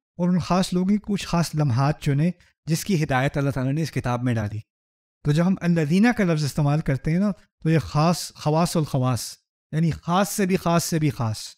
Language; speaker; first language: Urdu; native; Urdu